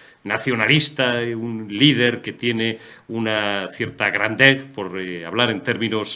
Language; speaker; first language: Spanish; native; Spanish